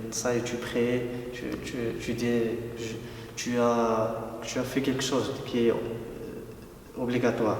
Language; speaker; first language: French; non-native, local second language; Arabic